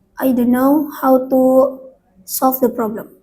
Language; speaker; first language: English; non-native, learner; Indonesian